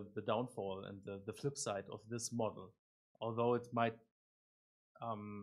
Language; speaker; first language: English; non-native, fluent; German